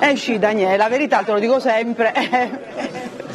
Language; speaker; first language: Italian; native; Italian